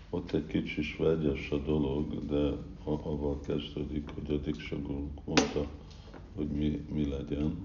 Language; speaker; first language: Hungarian; early bilingual, heritage; Hungarian